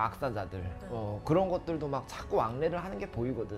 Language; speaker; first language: Korean; native; Korean